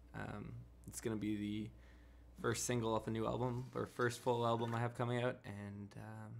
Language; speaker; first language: English; native; English